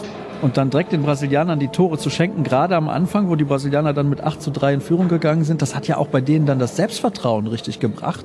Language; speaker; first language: German; native; German